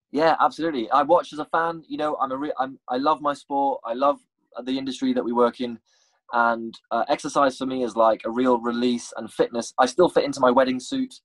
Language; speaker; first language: English; native; English